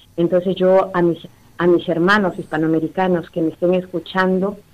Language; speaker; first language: Spanish; native; Spanish